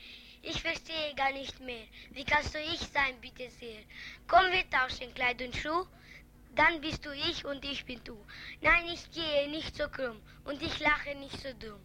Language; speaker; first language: German; early bilingual, other home language; Albanian